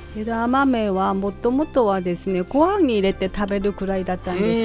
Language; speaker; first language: Japanese; non-native, fluent; Korean